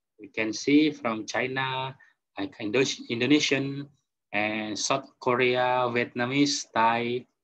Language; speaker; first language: English; non-native, fluent; Indonesian